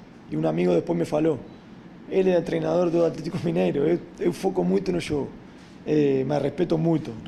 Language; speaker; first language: Portuguese; non-native, fluent; Spanish